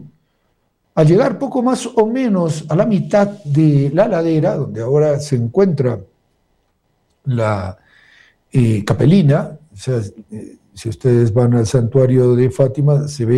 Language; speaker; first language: Spanish; native; Spanish